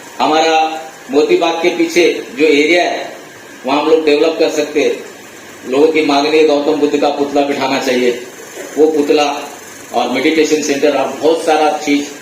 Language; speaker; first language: Hindi; non-native, local second language; Marathi